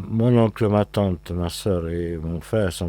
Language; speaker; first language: French; non-native, fluent; Hungarian